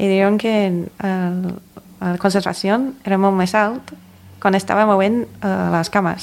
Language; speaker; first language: Catalan; non-native, fluent; English